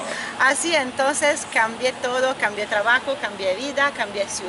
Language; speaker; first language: Spanish; non-native, fluent; Italian